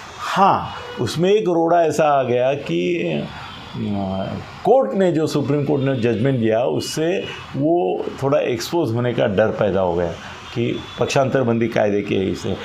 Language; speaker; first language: Hindi; non-native, local second language; Marathi